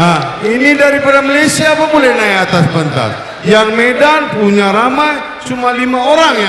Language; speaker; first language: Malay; non-native, local second language; Tamil